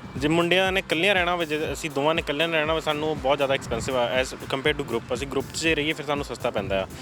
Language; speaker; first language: Punjabi; native; Punjabi